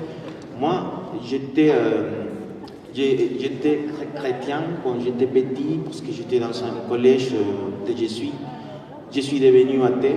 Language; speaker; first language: French; non-native, fluent; Spanish